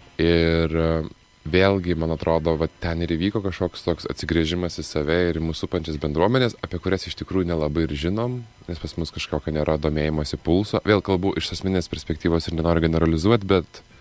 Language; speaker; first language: Lithuanian; native; Lithuanian